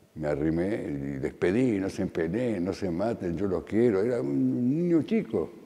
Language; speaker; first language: Spanish; early bilingual, other home language; Polish